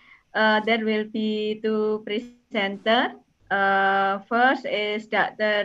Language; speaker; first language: English; non-native, learner; Indonesian